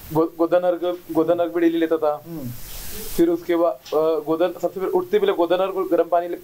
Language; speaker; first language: Hindi; native; Hindi